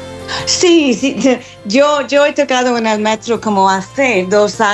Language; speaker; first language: Spanish; non-native, learner; English